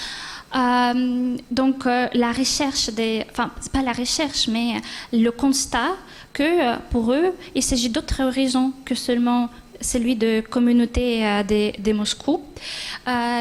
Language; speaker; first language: French; non-native, fluent; Ukrainian